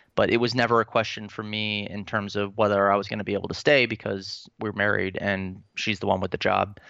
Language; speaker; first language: English; native; English